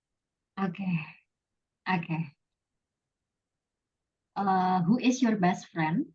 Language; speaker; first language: English; non-native, fluent; Indonesian